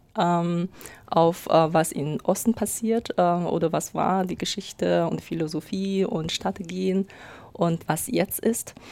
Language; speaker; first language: German; non-native, fluent; Chinese